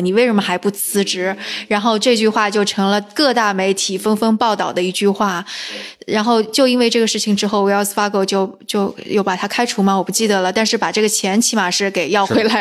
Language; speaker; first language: Chinese; native; Chinese